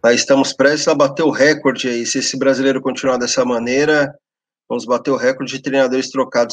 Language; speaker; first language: Portuguese; native; Portuguese